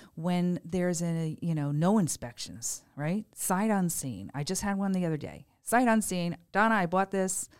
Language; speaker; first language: English; native; English